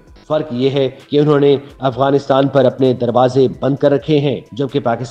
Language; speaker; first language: Urdu; native; Urdu